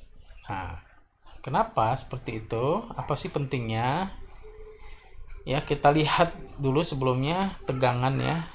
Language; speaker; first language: Indonesian; native; Indonesian